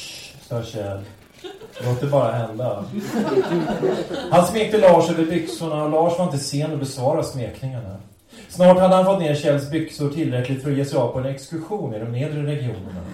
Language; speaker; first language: Swedish; native; Swedish